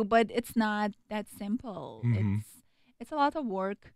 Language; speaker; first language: English; non-native, fluent; Persian